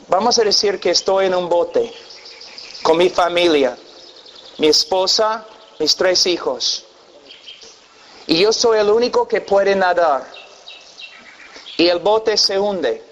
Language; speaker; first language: Spanish; non-native, fluent; English